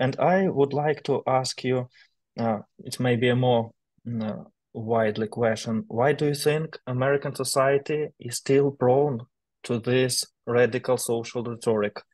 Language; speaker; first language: English; non-native, learner; Ukrainian